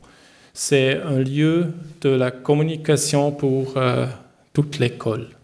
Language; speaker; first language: French; non-native, learner; German